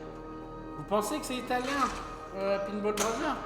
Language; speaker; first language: French; native; French